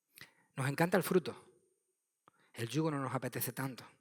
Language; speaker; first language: Spanish; native; Spanish